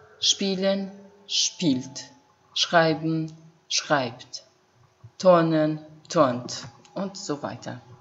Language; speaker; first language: German; non-native, fluent; Albanian